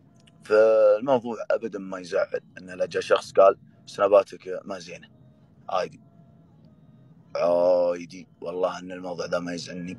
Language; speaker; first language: Arabic; native; Arabic